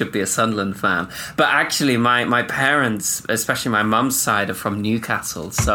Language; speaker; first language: English; native; English